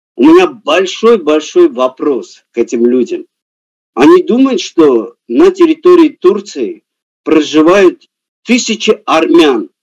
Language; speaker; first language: Russian; native; Russian